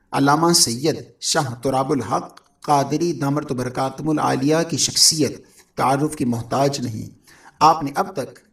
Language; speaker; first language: Urdu; native; Urdu